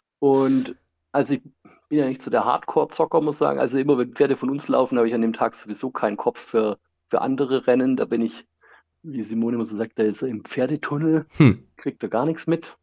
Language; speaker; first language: German; native; German